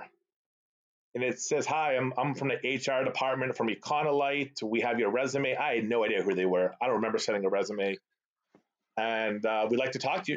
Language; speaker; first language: English; early bilingual, other home language; Arabic